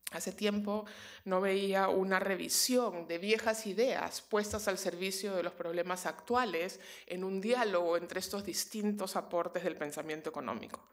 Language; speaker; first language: Spanish; native; Spanish